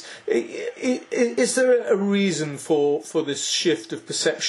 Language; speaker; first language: English; native; English